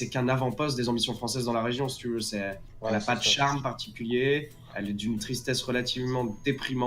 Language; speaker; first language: French; native; French